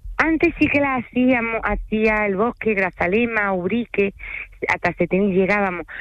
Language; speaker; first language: Spanish; non-native, fluent; French